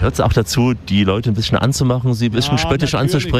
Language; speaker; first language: German; native; German